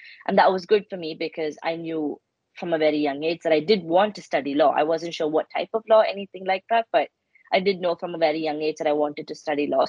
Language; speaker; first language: English; non-native, local second language; Malayalam